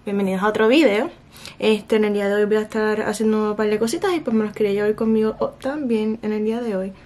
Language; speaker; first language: Spanish; early bilingual, heritage; Spanish